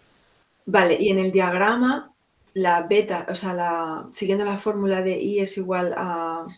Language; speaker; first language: Spanish; native; Spanish